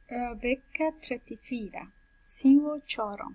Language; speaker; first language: Swedish; non-native, fluent; Persian